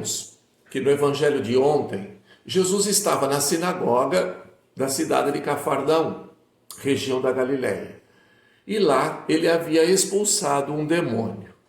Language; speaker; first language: Portuguese; native; Portuguese